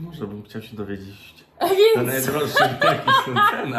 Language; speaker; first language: Polish; native; Polish